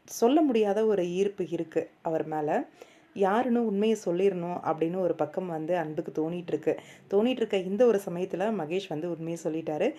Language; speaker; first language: Tamil; native; Tamil